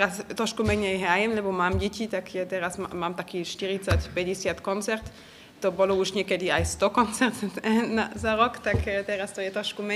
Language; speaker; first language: Slovak; early bilingual, heritage; Slovak